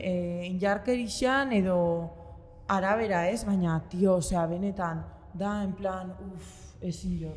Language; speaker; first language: Basque; native; Basque